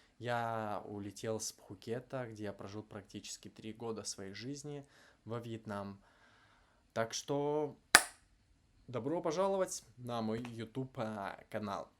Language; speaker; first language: Russian; native; Russian